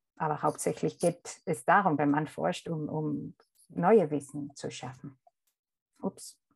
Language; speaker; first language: German; non-native, fluent; Spanish